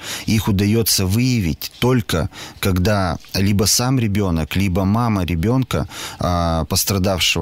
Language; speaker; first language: Russian; native; Russian